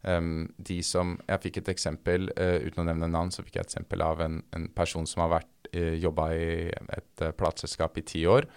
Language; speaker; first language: Norwegian; native; Norwegian